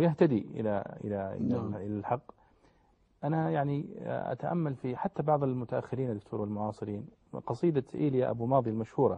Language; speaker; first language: Arabic; native; Arabic